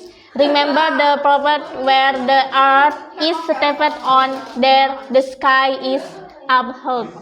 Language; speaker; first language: English; non-native, learner; Indonesian